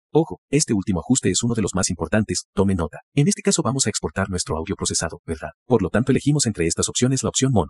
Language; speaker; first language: Spanish; native; Spanish